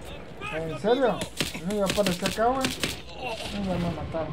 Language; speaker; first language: Spanish; native; Spanish